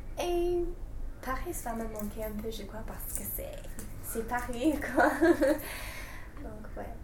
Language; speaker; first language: French; non-native, fluent; English